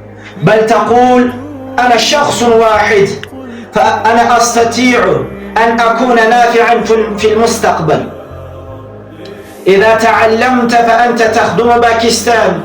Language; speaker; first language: Arabic; non-native, learner; Urdu